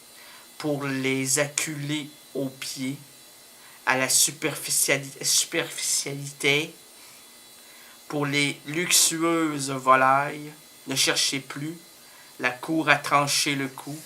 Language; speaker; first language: French; native; French